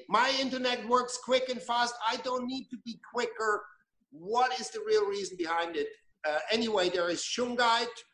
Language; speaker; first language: English; non-native, fluent; German